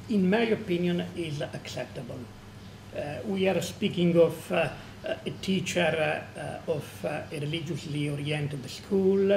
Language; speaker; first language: English; non-native, fluent; Italian